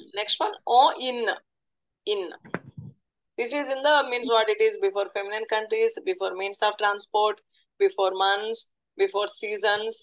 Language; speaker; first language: English; non-native, local second language; Telugu